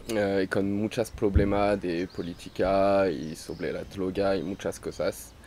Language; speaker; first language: Spanish; non-native, learner; French